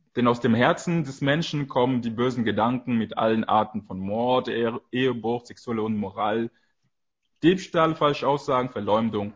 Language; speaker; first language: German; non-native, fluent; French